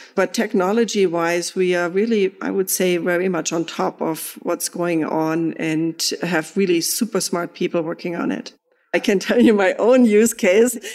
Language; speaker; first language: English; non-native, fluent; German